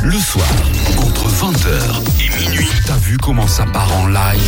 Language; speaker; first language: French; native; French